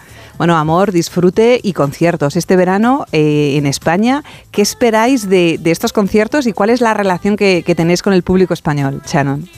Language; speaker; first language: Spanish; native; Spanish